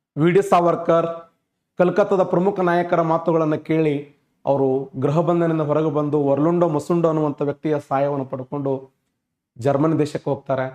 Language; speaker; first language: Kannada; native; Kannada